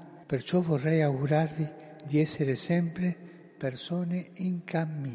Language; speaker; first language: Italian; non-native, fluent; Spanish